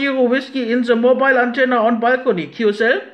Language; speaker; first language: English; non-native, learner; German